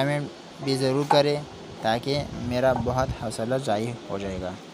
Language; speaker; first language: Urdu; non-native, local second language; Pashto